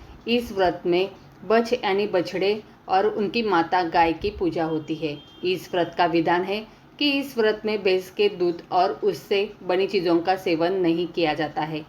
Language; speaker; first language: Hindi; native; Hindi